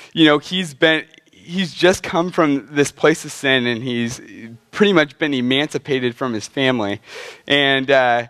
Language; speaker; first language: English; native; English